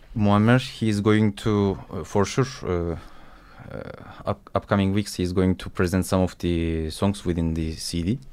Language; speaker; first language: English; non-native, fluent; Turkish